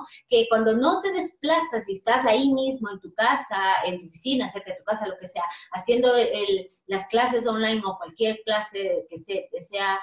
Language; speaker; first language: Spanish; native; Spanish